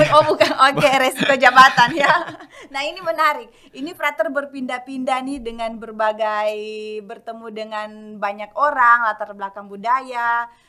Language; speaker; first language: Indonesian; native; Indonesian